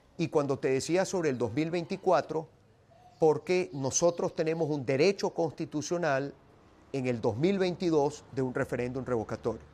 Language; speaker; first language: Spanish; native; Spanish